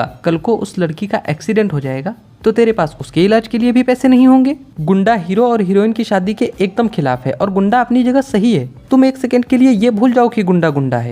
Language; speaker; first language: Hindi; native; Hindi